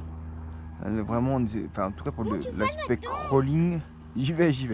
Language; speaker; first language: French; native; French